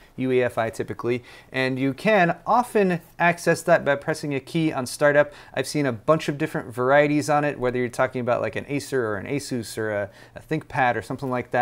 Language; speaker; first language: English; native; English